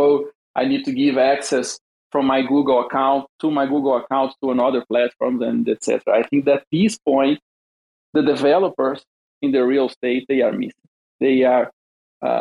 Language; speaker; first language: English; non-native, fluent; Portuguese